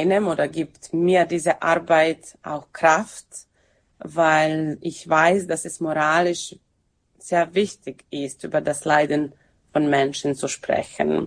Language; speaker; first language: German; non-native, fluent; Serbian